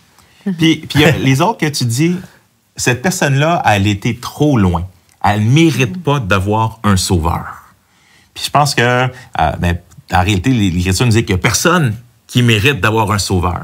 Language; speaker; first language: French; native; French